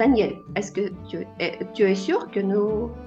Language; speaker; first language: French; non-native, fluent; Russian